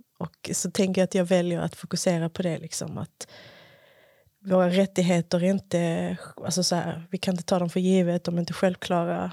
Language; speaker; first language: Swedish; early bilingual, other home language; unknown